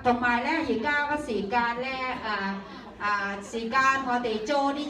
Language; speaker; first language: Cantonese; non-native, fluent; Thai